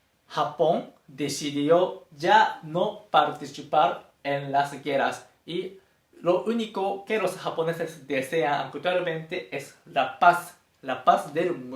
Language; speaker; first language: Spanish; non-native, fluent; Japanese